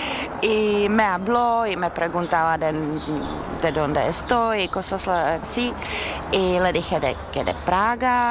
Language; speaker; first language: Spanish; non-native, learner; Czech